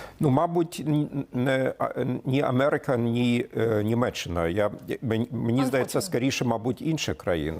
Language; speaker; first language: Ukrainian; non-native, fluent; German